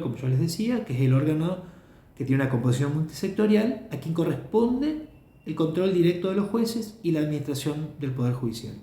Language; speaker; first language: Spanish; native; Spanish